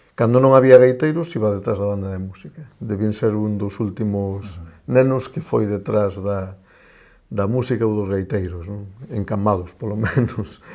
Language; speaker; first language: Galician; non-native, local second language; Spanish